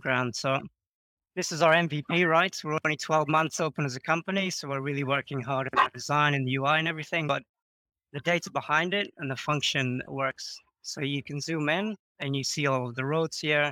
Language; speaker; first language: English; native; English